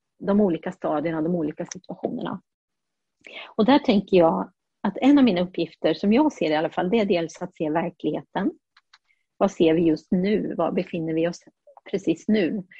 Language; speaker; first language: Swedish; early bilingual, heritage; Swedish